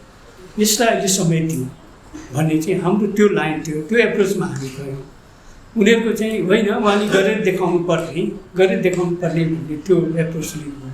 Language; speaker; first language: Nepali; native; Nepali